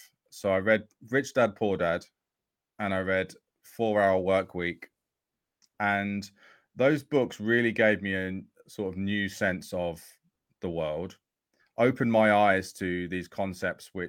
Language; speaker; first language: English; native; English